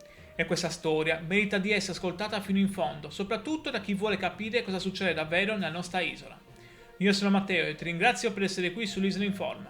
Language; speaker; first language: Italian; native; Italian